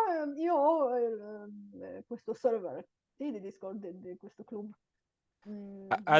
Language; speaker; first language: Italian; non-native, fluent; Bulgarian